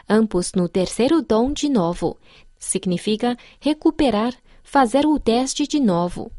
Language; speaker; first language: Portuguese; non-native, fluent; Chinese